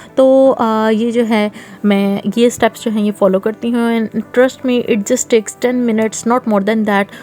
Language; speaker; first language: Urdu; native; Urdu